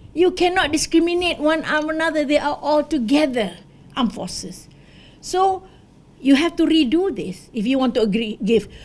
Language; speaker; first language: English; non-native, local second language; Malay